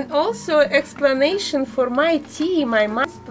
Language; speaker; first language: English; non-native, learner; Russian